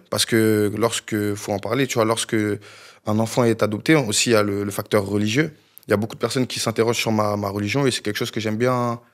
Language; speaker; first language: French; native; French